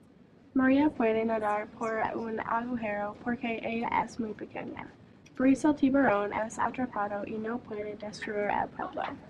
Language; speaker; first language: Spanish; non-native, learner; English